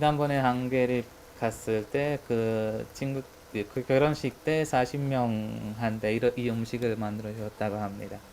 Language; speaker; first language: Korean; non-native, learner; Hungarian